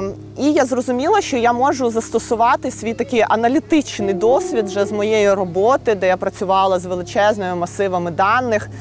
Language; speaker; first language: Ukrainian; native; Ukrainian